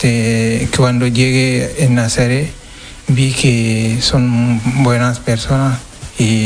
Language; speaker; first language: Spanish; non-native, learner; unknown